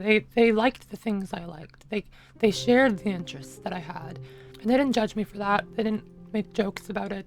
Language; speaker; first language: English; native; English